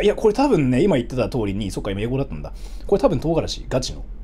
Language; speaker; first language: Japanese; early bilingual, heritage; Japanese